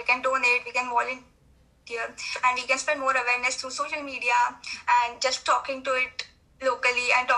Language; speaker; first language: English; non-native, local second language; Hindi